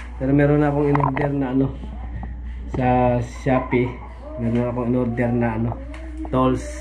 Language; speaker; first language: Filipino; native; Filipino